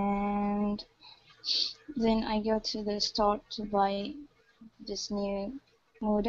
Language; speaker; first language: English; non-native, learner; Arabic